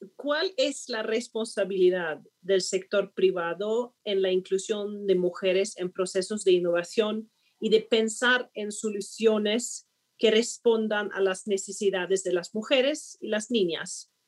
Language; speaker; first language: Spanish; non-native, fluent; Swedish